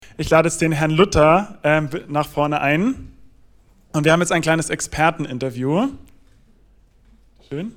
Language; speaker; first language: German; native; German